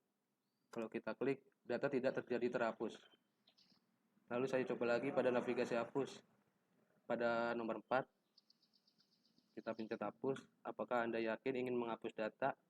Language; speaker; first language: Indonesian; native; Indonesian